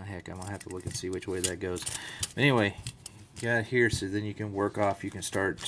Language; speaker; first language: English; native; English